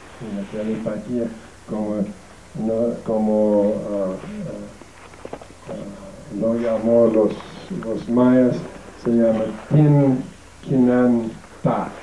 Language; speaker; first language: Spanish; non-native, fluent; English